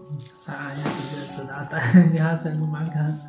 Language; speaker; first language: Indonesian; non-native, learner; Chinese